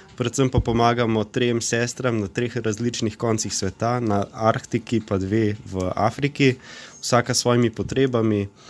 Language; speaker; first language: Slovenian; native; Slovenian